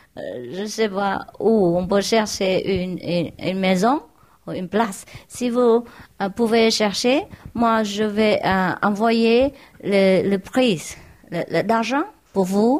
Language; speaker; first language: French; non-native, learner; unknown